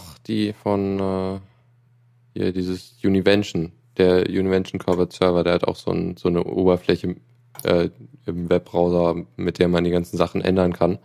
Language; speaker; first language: German; native; German